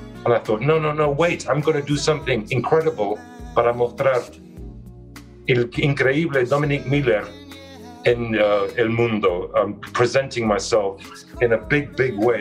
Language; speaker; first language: English; early bilingual, other home language; Spanish